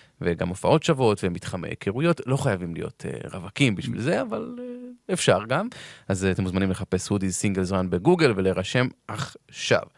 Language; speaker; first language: Hebrew; native; Hebrew